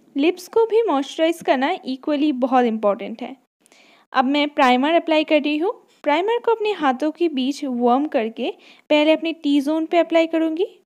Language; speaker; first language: Hindi; non-native, local second language; Bangla